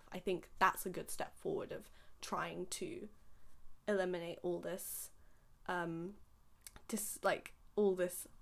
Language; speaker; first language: English; early bilingual, other home language; Hindi